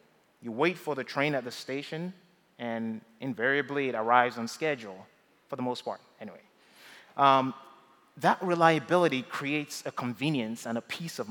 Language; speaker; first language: English; non-native, local second language; Yoruba